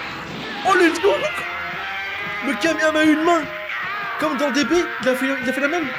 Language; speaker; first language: French; native; French